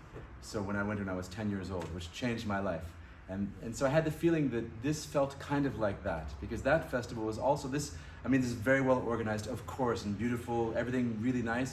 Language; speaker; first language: English; non-native, fluent; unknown